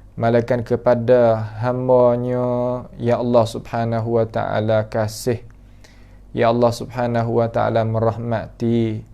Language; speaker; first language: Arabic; non-native, fluent; Malay